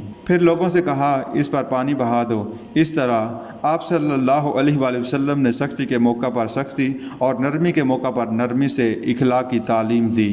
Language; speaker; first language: Urdu; native; Urdu